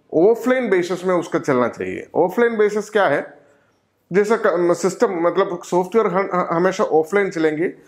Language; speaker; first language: Hindi; non-native, local second language; Malayalam